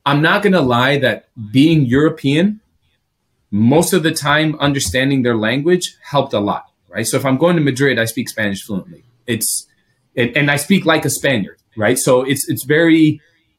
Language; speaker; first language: English; non-native, fluent; Greek